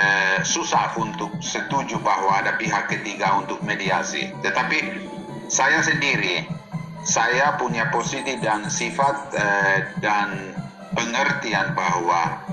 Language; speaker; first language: Indonesian; non-native, fluent; Finnish